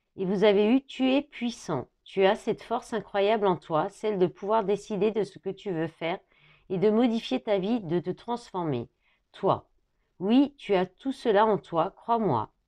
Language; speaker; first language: French; native; French